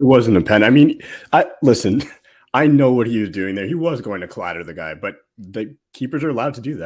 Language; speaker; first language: English; native; English